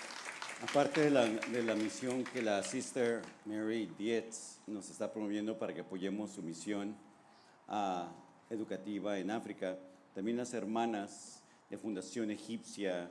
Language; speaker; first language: Spanish; native; Spanish